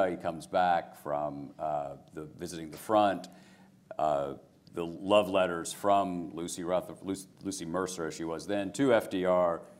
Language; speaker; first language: English; native; English